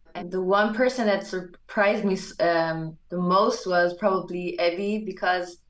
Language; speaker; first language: English; non-native, fluent; German